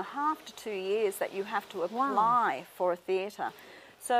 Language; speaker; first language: English; native; English